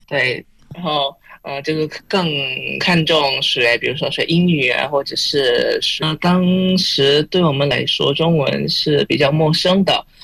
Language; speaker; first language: Chinese; non-native, fluent; Min Nan Chinese